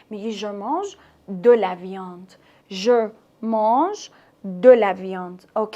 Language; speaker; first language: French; non-native, fluent; Persian